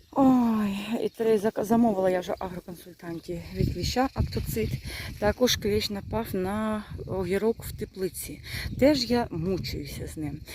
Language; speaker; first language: Ukrainian; non-native, local second language; Russian